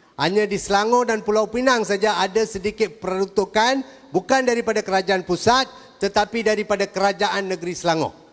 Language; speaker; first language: Malay; non-native, local second language; Tamil